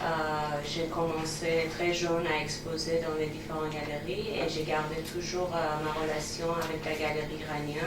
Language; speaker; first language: French; non-native, fluent; Persian